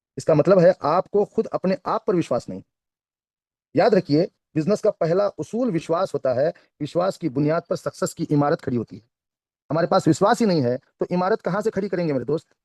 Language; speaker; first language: Hindi; non-native, local second language; Kannada